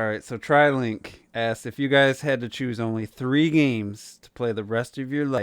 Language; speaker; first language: English; native; English